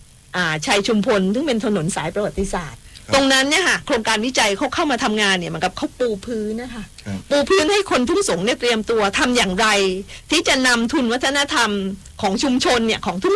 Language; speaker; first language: Thai; native; Thai